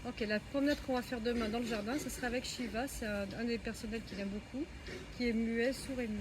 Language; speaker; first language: French; native; French